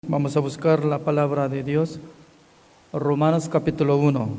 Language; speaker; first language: Spanish; non-native, fluent; Korean